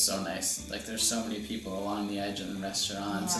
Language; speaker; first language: English; native; English